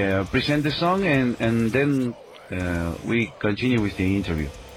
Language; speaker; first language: English; non-native, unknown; Spanish